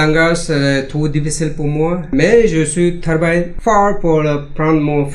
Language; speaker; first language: French; non-native, learner; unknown